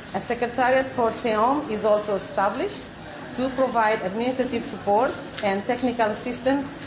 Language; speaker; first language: English; non-native, fluent; Tetum